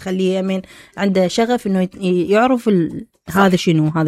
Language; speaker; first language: Arabic; native; Arabic